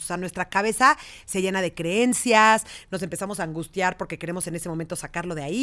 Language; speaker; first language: Spanish; native; Spanish